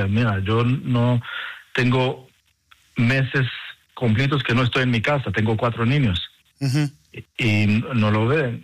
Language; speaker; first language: Spanish; non-native, fluent; Hebrew